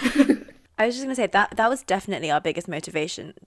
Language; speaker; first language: English; native; English